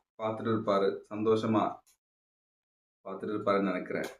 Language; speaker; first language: Tamil; non-native, local second language; Malayalam